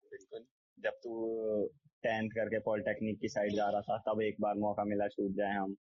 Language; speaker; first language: Hindi; native; Hindi